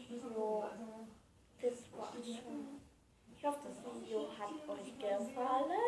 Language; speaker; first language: German; native; German